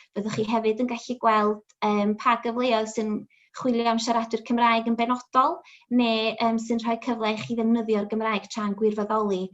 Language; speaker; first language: Welsh; native; Welsh